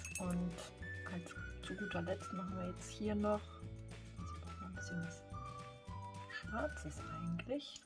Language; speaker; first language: German; native; German